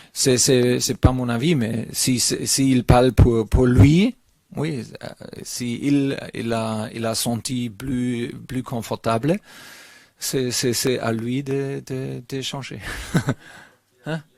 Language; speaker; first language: French; non-native, learner; German